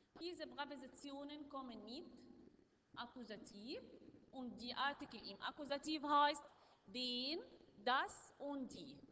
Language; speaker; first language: German; non-native, learner; Arabic